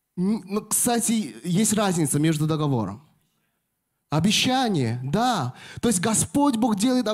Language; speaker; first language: Russian; non-native, fluent; Korean